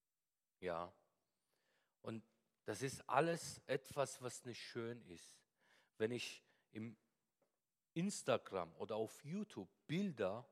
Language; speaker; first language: German; non-native, fluent; Persian